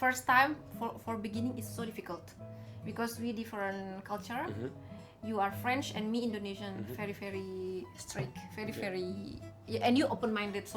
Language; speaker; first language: English; non-native, learner; Indonesian